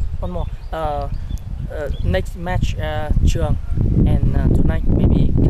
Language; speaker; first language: English; non-native, learner; Vietnamese